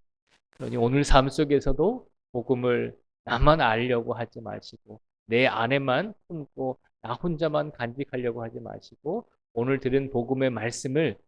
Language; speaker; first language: Korean; native; Korean